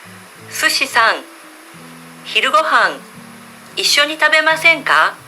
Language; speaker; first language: Japanese; non-native, learner; Indonesian